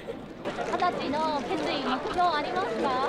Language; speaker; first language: Japanese; native; Japanese